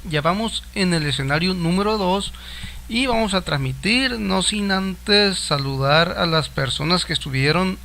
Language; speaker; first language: Spanish; native; Spanish